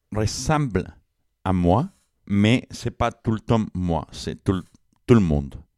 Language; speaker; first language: French; non-native, fluent; Spanish